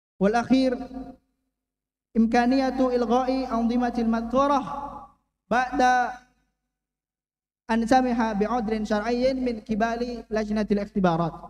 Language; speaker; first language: Arabic; non-native, learner; Indonesian